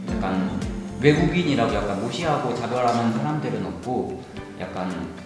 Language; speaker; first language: Korean; non-native, fluent; Uzbek